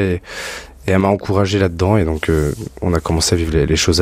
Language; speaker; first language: French; native; French